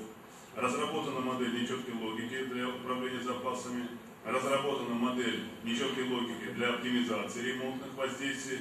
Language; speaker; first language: Russian; native; Russian